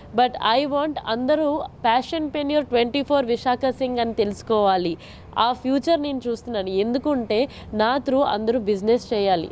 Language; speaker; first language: Telugu; non-native, local second language; Hindi